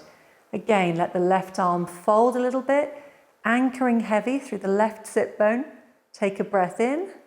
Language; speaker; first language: English; native; English